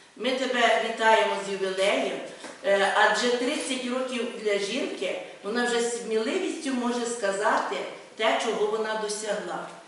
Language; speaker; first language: Ukrainian; native; Ukrainian